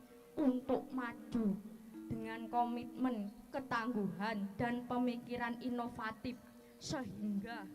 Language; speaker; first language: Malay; non-native, local second language; Javanese